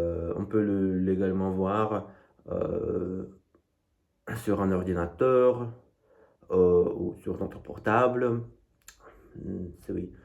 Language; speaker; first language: French; non-native, fluent; Russian